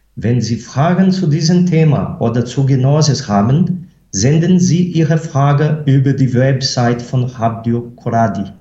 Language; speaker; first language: German; non-native, fluent; Portuguese